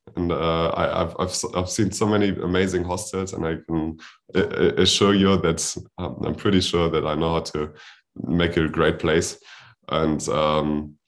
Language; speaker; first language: English; non-native, fluent; German